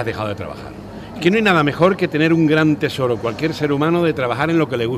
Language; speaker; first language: Spanish; native; Spanish